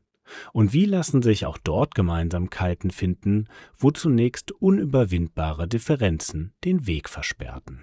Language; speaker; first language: German; native; German